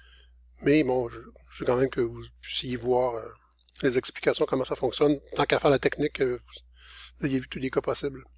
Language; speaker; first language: French; native; French